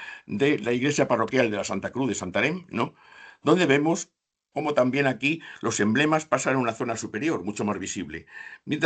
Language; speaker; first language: Spanish; native; Spanish